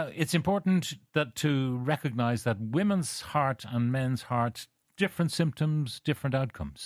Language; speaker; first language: English; native; English